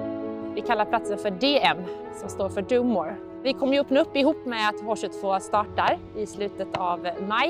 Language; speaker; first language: Swedish; native; Swedish